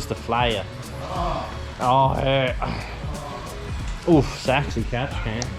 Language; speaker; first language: English; native; English